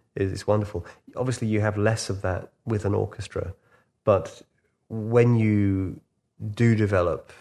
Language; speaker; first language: English; native; English